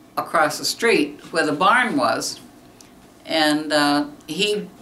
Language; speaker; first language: English; native; English